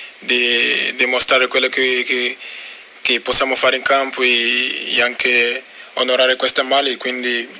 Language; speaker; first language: Italian; non-native, fluent; Portuguese